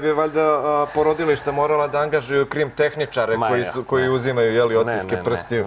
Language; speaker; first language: Croatian; native; Croatian